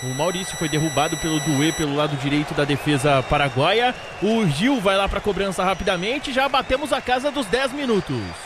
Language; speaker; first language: Portuguese; native; Portuguese